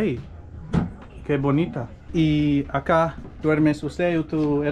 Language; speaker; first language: Spanish; non-native, learner; English